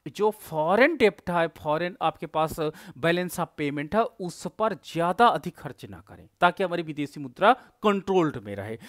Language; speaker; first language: Hindi; native; Hindi